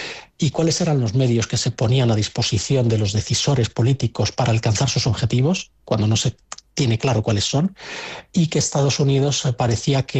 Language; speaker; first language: Spanish; native; Spanish